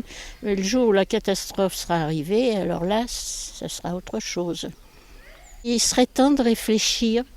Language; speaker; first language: French; native; French